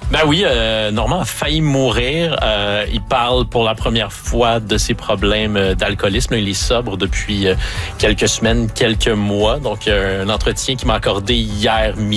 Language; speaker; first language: French; native; French